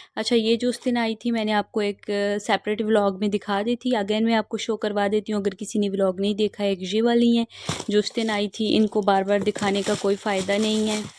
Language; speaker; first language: Urdu; non-native, local second language; Punjabi